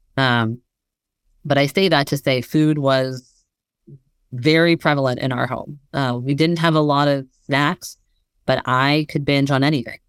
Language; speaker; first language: English; native; English